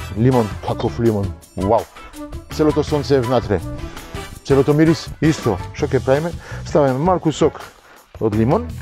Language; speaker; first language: Macedonian; non-native, fluent; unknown